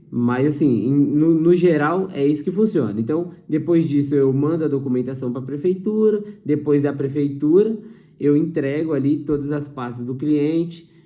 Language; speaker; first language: Portuguese; native; Portuguese